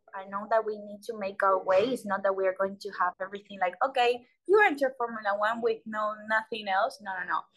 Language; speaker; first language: English; non-native, learner; Spanish